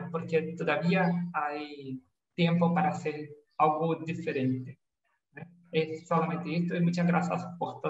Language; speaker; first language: Spanish; non-native, learner; Portuguese